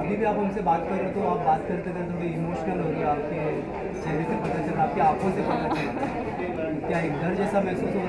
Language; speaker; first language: Hindi; native; Hindi